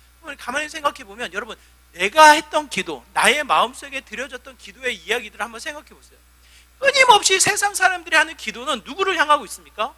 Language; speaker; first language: Korean; native; Korean